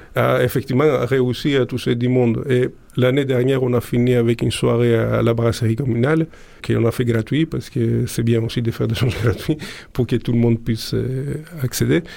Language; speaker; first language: French; non-native, fluent; Greek